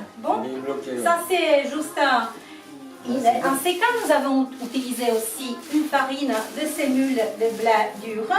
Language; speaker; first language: French; non-native, learner; Italian